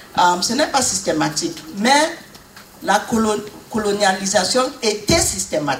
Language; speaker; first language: French; non-native, fluent; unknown